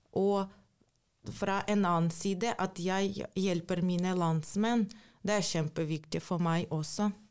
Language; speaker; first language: Norwegian; non-native, fluent; Ukrainian